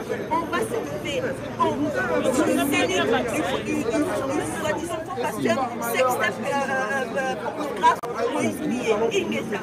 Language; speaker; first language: French; non-native, local second language; Lingala